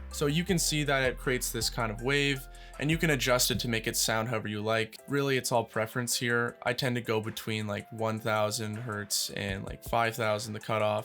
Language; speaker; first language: English; native; English